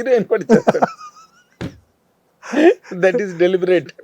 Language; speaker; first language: Telugu; native; Telugu